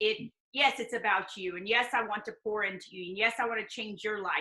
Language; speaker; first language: English; native; English